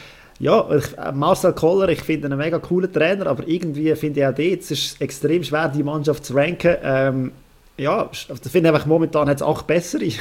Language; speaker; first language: German; native; German